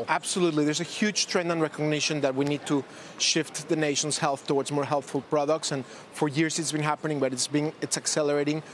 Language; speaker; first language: English; non-native, fluent; Spanish